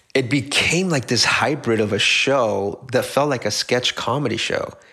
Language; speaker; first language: English; early bilingual, other home language; Spanish